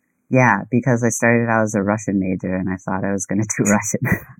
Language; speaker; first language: English; native; English